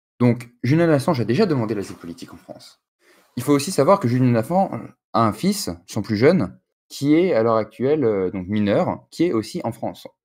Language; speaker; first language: French; native; French